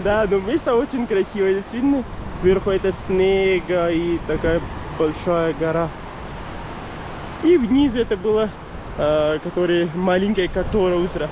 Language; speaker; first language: Russian; non-native, learner; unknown